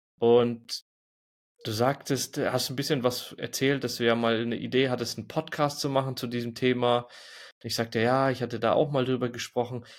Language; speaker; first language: German; native; German